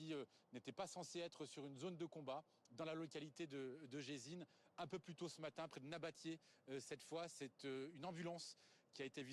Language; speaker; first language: French; native; French